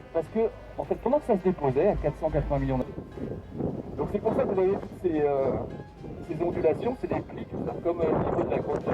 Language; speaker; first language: French; native; French